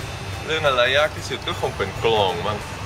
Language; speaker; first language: Thai; non-native, fluent; Dutch